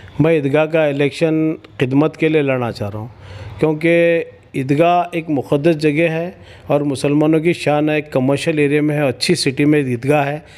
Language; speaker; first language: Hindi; non-native, local second language; Urdu